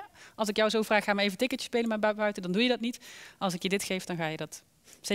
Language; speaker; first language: Dutch; native; Dutch